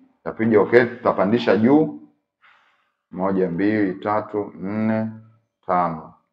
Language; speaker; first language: Swahili; native; Swahili